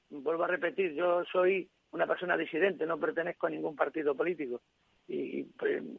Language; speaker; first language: Spanish; native; Spanish